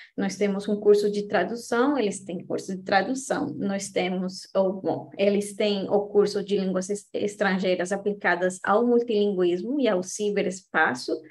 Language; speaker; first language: Portuguese; non-native, fluent; Spanish